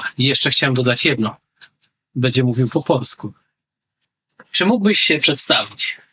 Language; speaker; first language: Polish; native; Polish